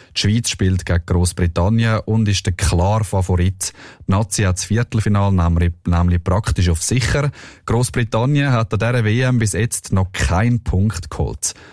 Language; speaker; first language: German; native; German